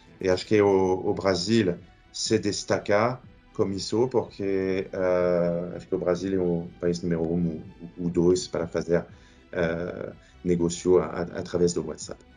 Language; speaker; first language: Portuguese; non-native, fluent; French